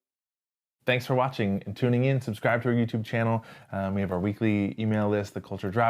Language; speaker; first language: English; native; English